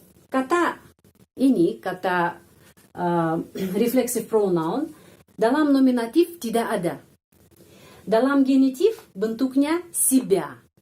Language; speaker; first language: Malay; non-native, fluent; Russian